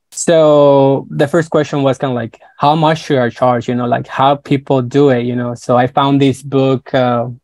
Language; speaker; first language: English; non-native, fluent; Spanish